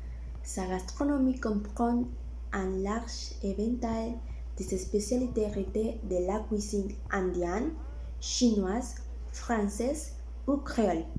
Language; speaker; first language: French; non-native, learner; Spanish